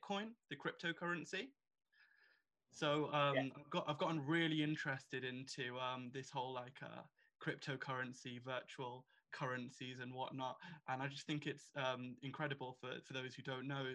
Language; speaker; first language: English; native; English